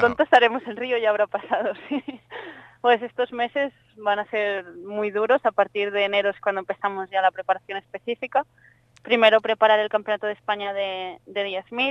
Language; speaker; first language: Spanish; native; Spanish